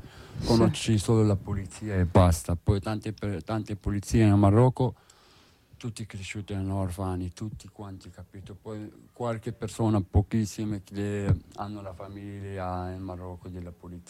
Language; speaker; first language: Italian; non-native, learner; Arabic